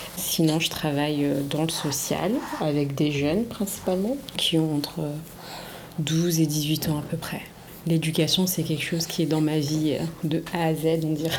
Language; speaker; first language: French; early bilingual, other home language; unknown